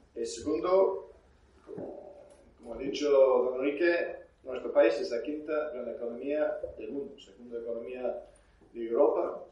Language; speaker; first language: Spanish; non-native, fluent; English